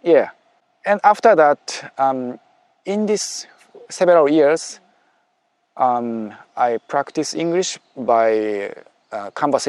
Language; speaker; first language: English; non-native, fluent; Japanese